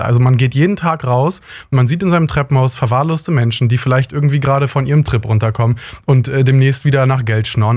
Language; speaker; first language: German; native; German